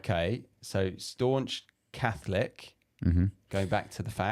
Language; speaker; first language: English; native; English